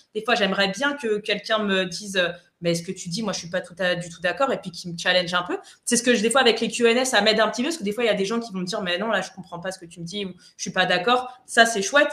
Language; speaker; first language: French; non-native, fluent; Spanish